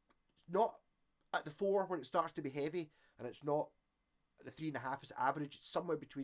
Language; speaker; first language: English; native; English